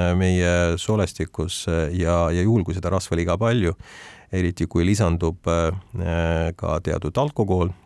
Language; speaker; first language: Estonian; non-native, local second language; Russian